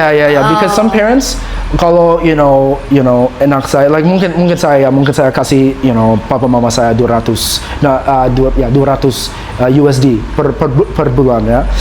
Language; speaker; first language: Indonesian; non-native, learner; English